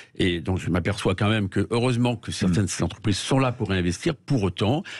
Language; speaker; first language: French; native; French